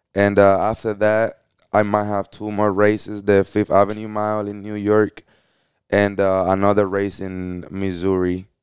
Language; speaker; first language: English; early bilingual, other home language; Spanish